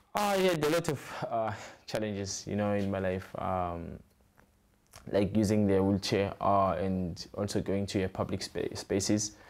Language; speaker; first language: English; non-native, local second language; Zulu